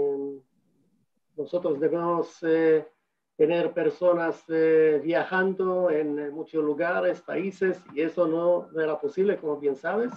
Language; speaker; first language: Spanish; non-native, fluent; Hebrew